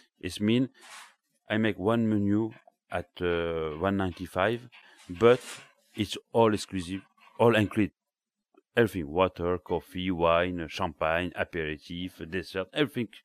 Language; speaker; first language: English; non-native, learner; French